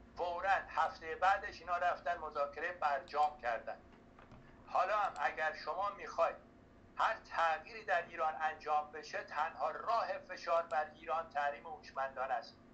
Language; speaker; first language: Persian; native; Persian